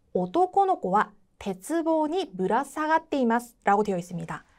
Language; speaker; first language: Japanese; non-native, fluent; Korean